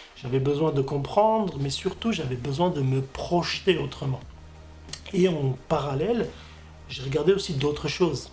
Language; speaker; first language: French; non-native, fluent; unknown